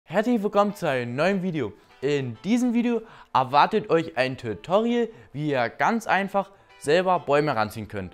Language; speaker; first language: German; native; German